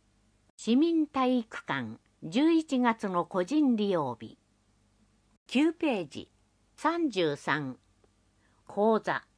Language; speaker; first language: Japanese; native; Japanese